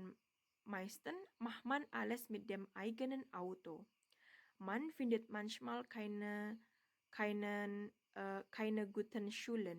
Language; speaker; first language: German; non-native, learner; Indonesian